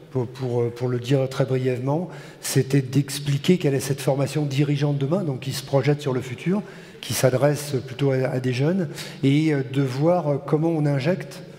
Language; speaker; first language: French; native; French